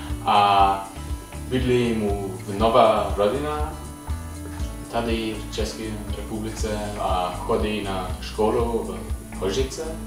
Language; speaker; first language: Czech; non-native, learner; Swedish